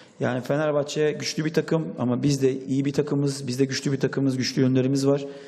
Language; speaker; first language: Turkish; native; Turkish